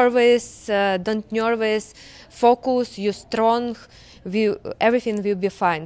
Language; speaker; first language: English; non-native, learner; Ukrainian